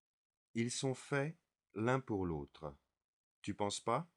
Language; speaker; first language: French; non-native, fluent; English